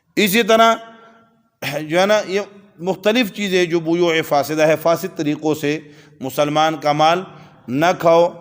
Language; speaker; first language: Urdu; non-native, local second language; Pashto